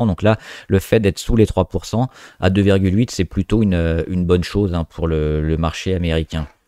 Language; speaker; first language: French; native; French